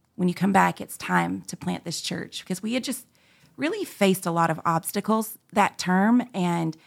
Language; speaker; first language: English; native; English